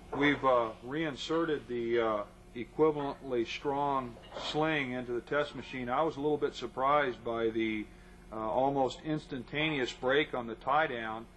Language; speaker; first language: English; native; English